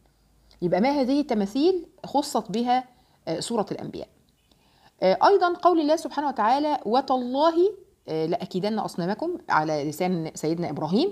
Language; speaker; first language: Arabic; native; Arabic